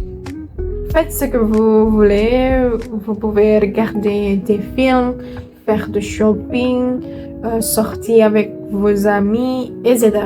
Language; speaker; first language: French; non-native, learner; Indonesian